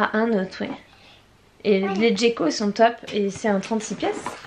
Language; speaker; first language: French; native; French